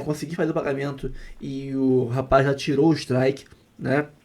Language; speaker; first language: Portuguese; native; Portuguese